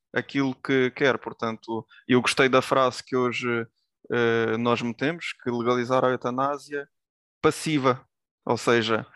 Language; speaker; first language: Portuguese; early bilingual, other home language; Ukrainian